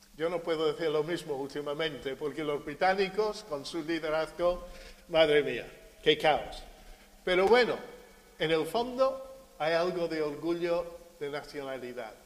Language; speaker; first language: Spanish; non-native, fluent; English